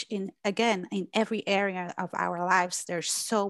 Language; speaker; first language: English; non-native, fluent; German